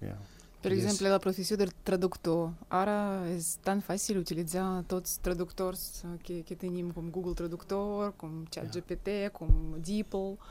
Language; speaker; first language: Catalan; non-native, fluent; Russian